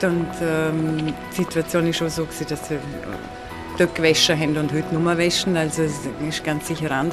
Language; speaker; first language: German; native; German